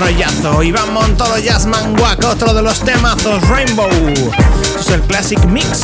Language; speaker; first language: Spanish; native; Spanish